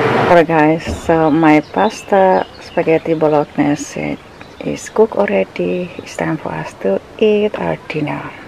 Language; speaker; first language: English; non-native, learner; Indonesian